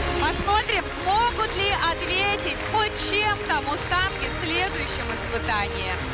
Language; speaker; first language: Russian; native; Russian